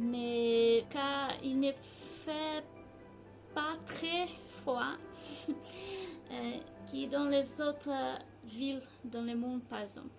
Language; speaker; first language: French; non-native, learner; Portuguese